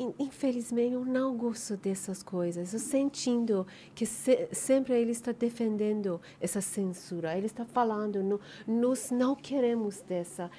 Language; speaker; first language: Portuguese; non-native, learner; Persian